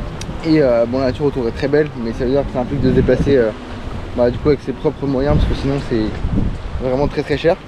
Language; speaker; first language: French; native; French